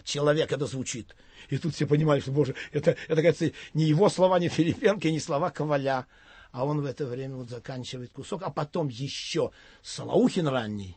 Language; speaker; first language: Russian; native; Russian